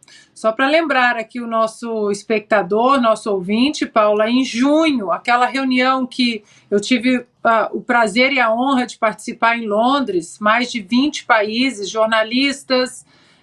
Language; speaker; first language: Portuguese; native; Portuguese